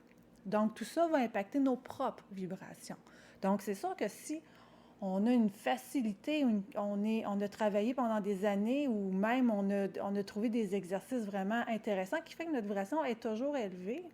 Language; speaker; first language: French; native; French